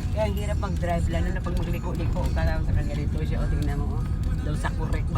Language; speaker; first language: Filipino; non-native, local second language; Waray